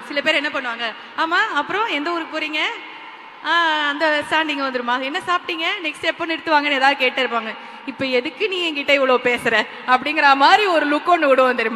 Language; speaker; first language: Tamil; native; Tamil